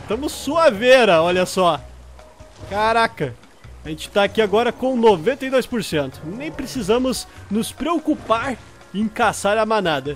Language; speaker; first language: Portuguese; native; Portuguese